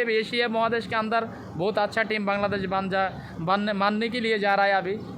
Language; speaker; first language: Hindi; non-native, learner; Bangla